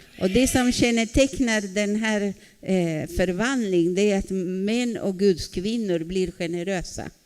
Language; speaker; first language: Swedish; non-native, fluent; Spanish